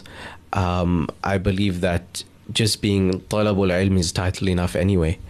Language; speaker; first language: English; native; English